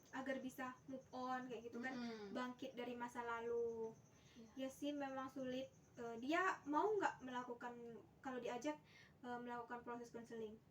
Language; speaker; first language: Indonesian; native; Indonesian